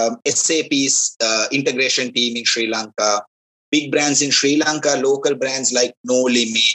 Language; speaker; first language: English; non-native, local second language; Sinhala